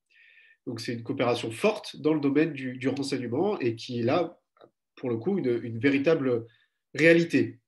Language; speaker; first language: French; native; French